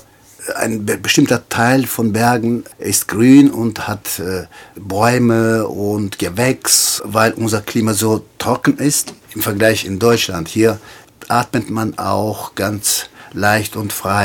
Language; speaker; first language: German; non-native, fluent; Tajik